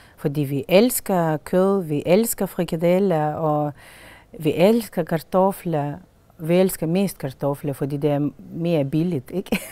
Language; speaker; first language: Danish; non-native, fluent; Lithuanian